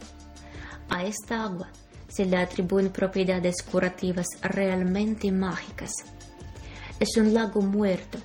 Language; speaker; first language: Spanish; non-native, fluent; Ukrainian